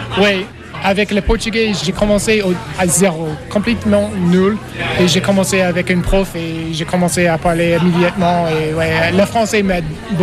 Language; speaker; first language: French; non-native, fluent; English